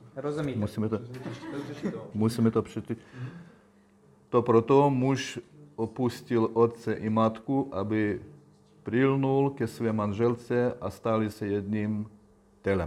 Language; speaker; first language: Czech; non-native, learner; Russian